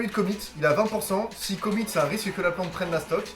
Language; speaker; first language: French; native; French